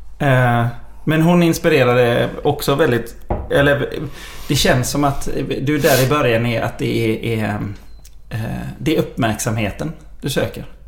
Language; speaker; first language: Swedish; native; Swedish